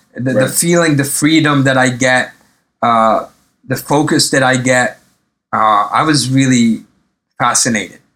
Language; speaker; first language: English; early bilingual, other home language; Arabic